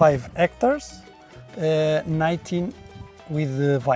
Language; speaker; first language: English; non-native, learner; Portuguese